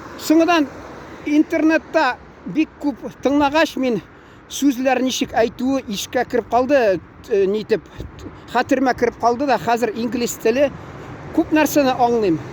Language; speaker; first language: Tatar; early bilingual, heritage; Tatar